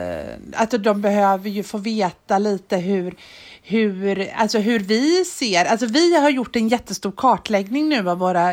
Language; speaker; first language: Swedish; native; Swedish